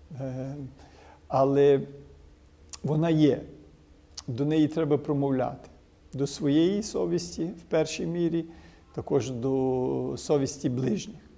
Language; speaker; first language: Ukrainian; early bilingual, heritage; Ukrainian